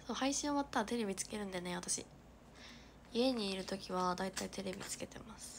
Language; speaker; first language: Japanese; native; Japanese